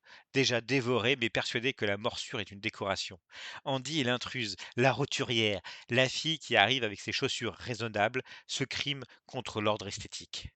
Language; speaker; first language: French; native; French